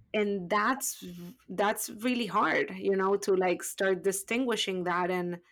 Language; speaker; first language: English; non-native, fluent; Spanish